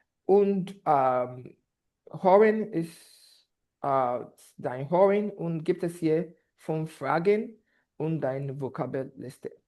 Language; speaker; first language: German; non-native, fluent; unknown